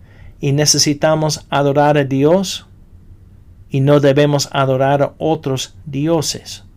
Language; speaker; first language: Spanish; non-native, fluent; English